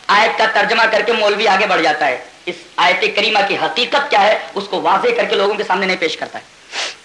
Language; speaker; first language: Urdu; native; Urdu